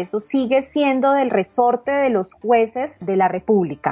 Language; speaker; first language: Spanish; native; Spanish